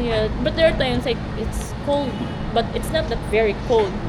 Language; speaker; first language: English; non-native, local second language; Filipino